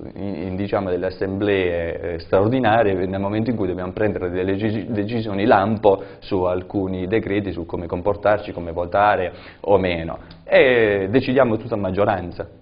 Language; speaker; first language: Italian; native; Italian